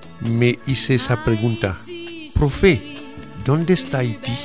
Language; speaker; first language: Spanish; non-native, fluent; Haitian Creole